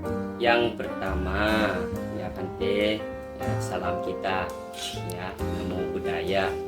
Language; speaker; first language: Indonesian; non-native, learner; Thai